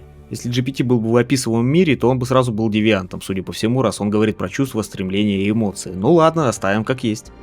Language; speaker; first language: Russian; native; Russian